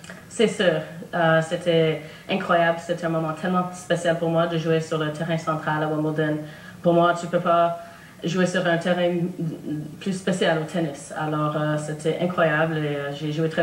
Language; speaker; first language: French; non-native, local second language; English